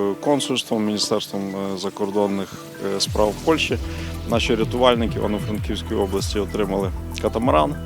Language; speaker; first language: Ukrainian; native; Ukrainian